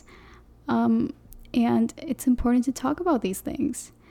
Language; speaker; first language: English; non-native, fluent; Spanish